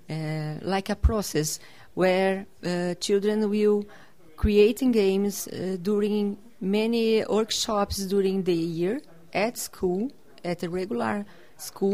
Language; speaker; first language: English; non-native, learner; Portuguese